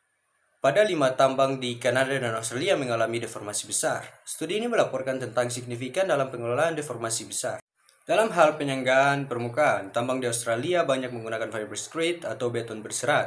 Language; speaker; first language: Indonesian; native; Indonesian